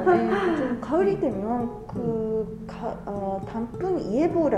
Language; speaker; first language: Korean; non-native, fluent; Japanese